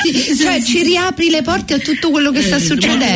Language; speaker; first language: Italian; native; Italian